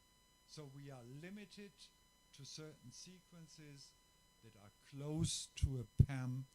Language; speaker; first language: English; non-native, fluent; German